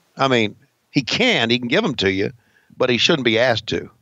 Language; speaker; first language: English; native; English